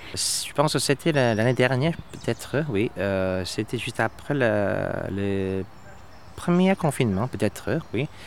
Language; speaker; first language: French; non-native, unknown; Korean